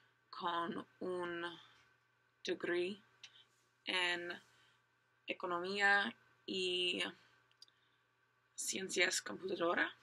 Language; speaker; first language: Spanish; non-native, learner; English